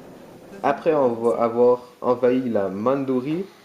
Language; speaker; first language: French; native; French